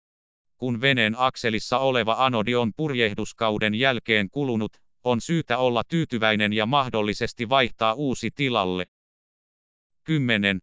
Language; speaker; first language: Finnish; native; Finnish